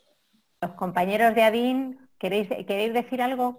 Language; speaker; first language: Spanish; native; Spanish